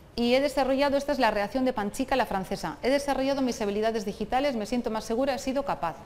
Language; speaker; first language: Spanish; non-native, local second language; Basque